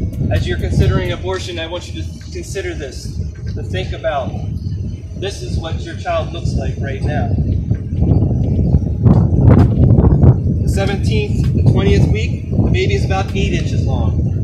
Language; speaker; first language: English; native; English